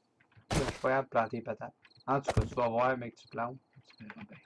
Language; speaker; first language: French; native; French